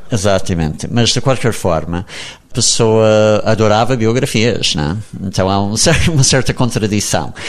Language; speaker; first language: Portuguese; non-native, fluent; English